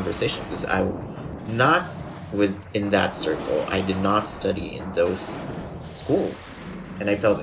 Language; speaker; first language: English; non-native, local second language; Filipino